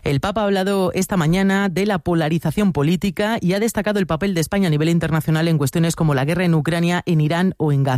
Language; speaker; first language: Spanish; native; Spanish